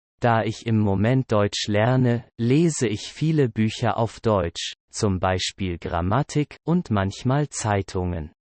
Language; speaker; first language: German; non-native, learner; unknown